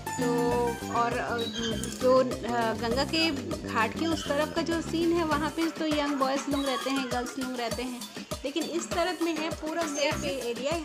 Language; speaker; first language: Hindi; native; Hindi